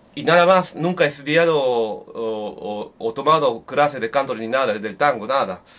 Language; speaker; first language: Spanish; non-native, learner; Japanese